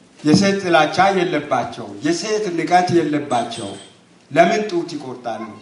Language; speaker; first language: Amharic; non-native, local second language; Wolaytta